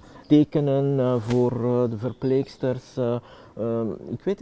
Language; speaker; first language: Dutch; non-native, local second language; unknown